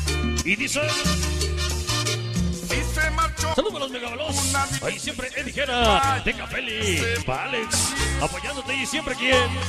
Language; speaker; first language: Spanish; native; Spanish